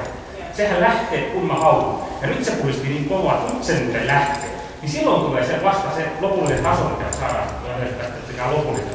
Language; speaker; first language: Finnish; native; Finnish